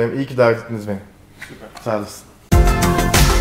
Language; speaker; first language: Turkish; native; Turkish